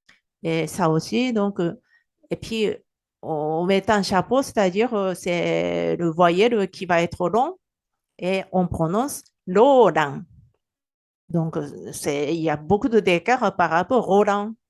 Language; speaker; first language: French; non-native, fluent; Japanese